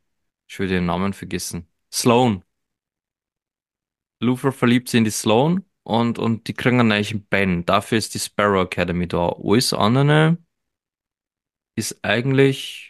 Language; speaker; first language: German; native; German